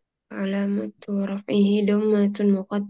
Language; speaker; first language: Arabic; non-native, learner; Indonesian